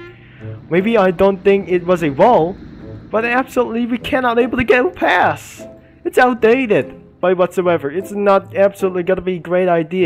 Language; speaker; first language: English; non-native, learner; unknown